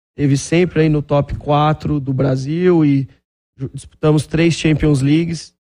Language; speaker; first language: Portuguese; native; Portuguese